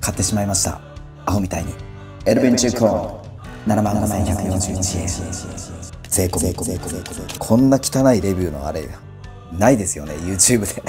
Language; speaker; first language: Japanese; native; Japanese